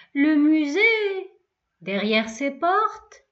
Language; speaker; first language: French; non-native, local second language; Arabic